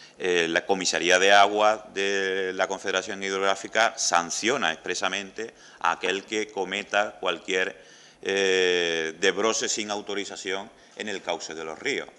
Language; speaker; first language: Spanish; native; Spanish